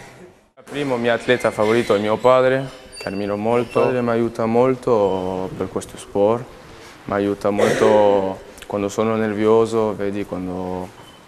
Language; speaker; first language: Italian; non-native, fluent; Spanish